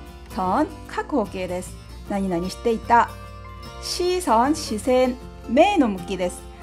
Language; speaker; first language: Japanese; non-native, fluent; Korean